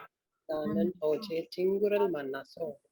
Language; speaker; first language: Korean; non-native, learner; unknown